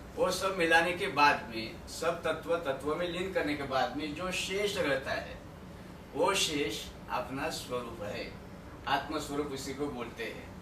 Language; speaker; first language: Hindi; non-native, local second language; Marathi